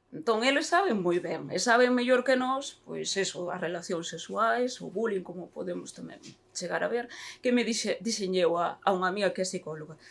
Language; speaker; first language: Galician; native; Galician